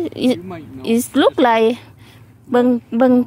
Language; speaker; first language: English; non-native, learner; Thai